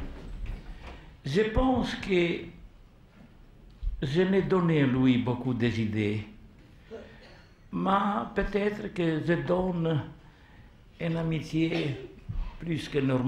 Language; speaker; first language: French; non-native, learner; Italian